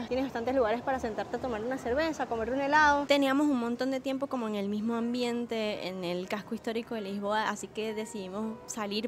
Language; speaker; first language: Spanish; native; Spanish